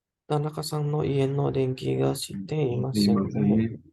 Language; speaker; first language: Japanese; non-native, learner; Indonesian